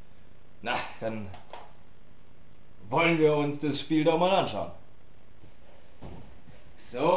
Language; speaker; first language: German; native; German